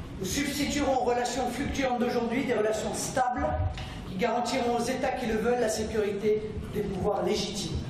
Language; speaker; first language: French; native; French